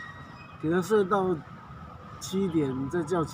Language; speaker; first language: Chinese; native; Chinese